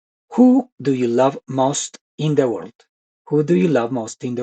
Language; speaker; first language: English; non-native, fluent; Spanish